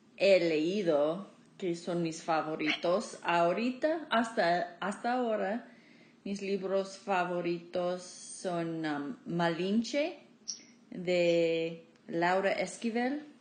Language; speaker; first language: Spanish; non-native, fluent; English